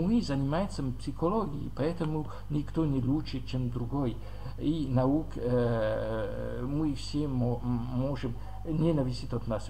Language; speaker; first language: Russian; non-native, learner; French